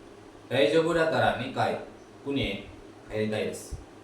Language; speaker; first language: Japanese; non-native, learner; Indonesian